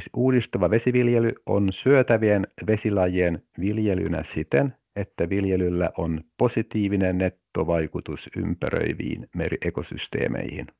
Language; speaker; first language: Finnish; non-native, local second language; Swedish